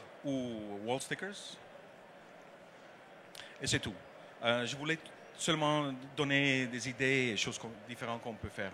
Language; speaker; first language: French; non-native, learner; Dutch